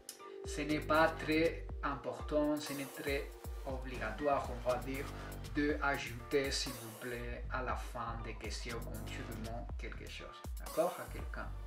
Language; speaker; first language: French; non-native, fluent; Spanish